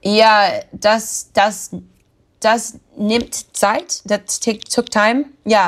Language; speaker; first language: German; non-native, learner; English